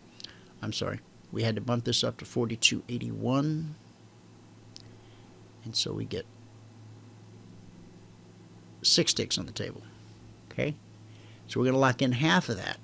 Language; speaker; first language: English; native; English